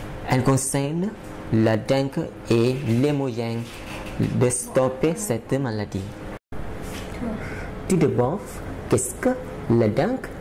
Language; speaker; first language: French; non-native, learner; Lao